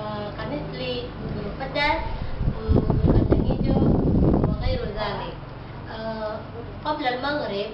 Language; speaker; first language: Arabic; non-native, learner; Indonesian